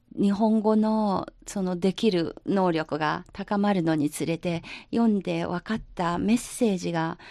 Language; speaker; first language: Japanese; non-native, fluent; Chinese